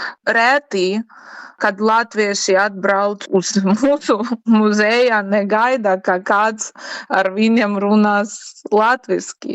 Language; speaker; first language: Latvian; non-native, learner; Ukrainian